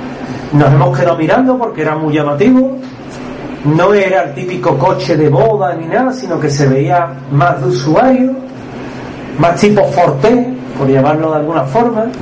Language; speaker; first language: Spanish; native; Spanish